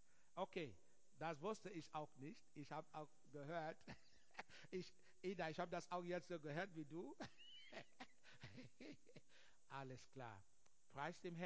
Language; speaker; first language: German; non-native, learner; English